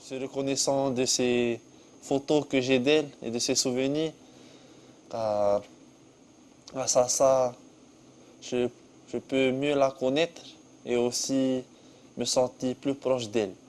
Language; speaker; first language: French; non-native, local second language; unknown